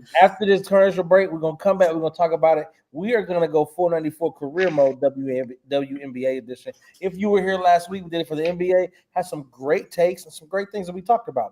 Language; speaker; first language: English; native; English